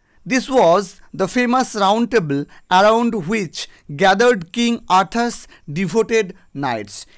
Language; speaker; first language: English; non-native, local second language; Bangla